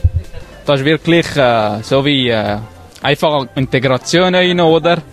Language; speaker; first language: German; early bilingual, other home language; Arabic